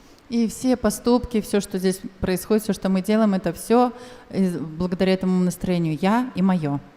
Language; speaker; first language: Russian; native; Russian